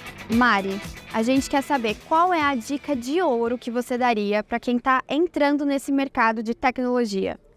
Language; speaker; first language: Portuguese; native; Portuguese